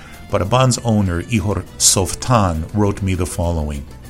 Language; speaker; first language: English; native; English